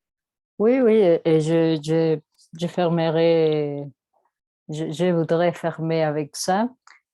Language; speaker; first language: French; non-native, learner; Spanish